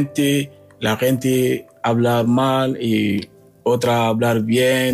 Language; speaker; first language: Spanish; non-native, fluent; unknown